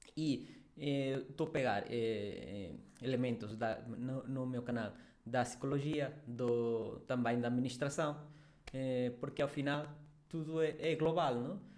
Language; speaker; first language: Portuguese; non-native, fluent; Spanish